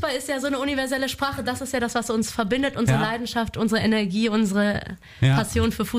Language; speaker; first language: German; native; German